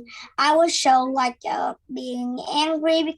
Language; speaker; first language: English; non-native, learner; Vietnamese